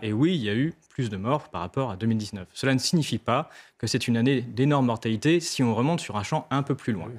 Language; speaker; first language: French; native; French